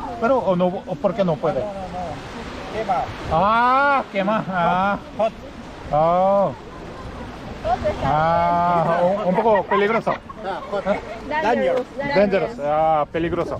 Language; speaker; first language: Spanish; non-native, learner; Korean